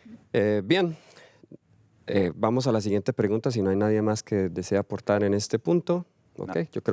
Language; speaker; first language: Spanish; native; Spanish